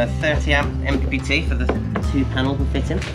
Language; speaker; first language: English; native; English